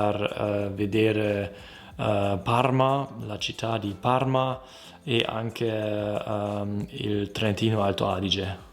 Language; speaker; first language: Italian; non-native, learner; German